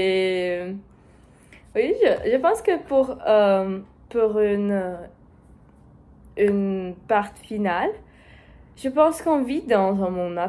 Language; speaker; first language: French; non-native, learner; Portuguese